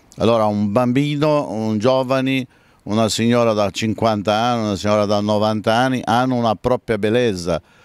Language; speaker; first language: Italian; non-native, fluent; Portuguese